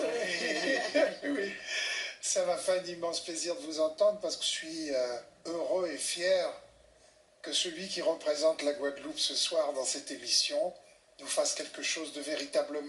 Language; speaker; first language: French; native; French